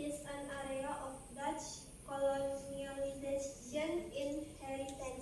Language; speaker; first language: English; non-native, learner; Indonesian